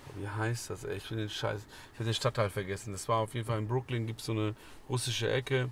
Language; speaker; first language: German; native; German